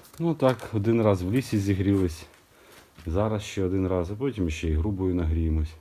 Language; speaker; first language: Ukrainian; non-native, local second language; Russian